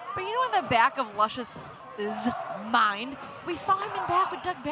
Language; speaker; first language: English; native; English